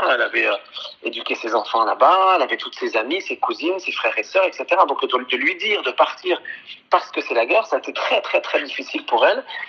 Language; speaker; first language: French; early bilingual, other home language; Arabic